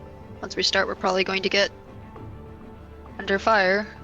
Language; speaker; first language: English; native; English